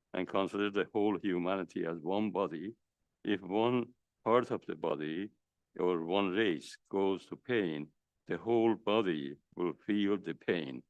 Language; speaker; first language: English; non-native, fluent; Persian